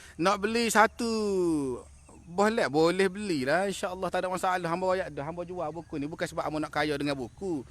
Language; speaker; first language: Malay; native; Malay